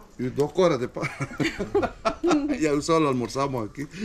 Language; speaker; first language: Spanish; native; Spanish